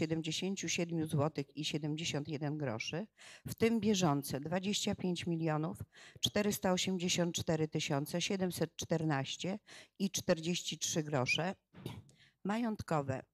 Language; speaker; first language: Polish; native; Polish